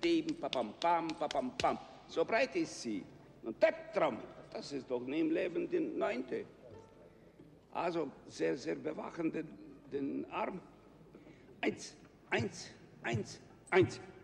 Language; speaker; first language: German; non-native, fluent; Romanian